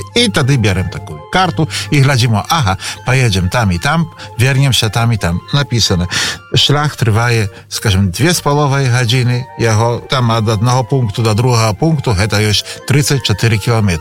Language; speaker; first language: Belarusian; native; Belarusian